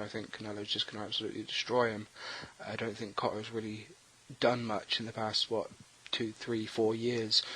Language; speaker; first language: English; native; English